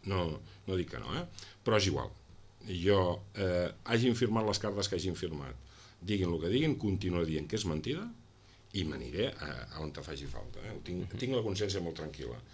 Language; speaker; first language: Catalan; non-native, local second language; Spanish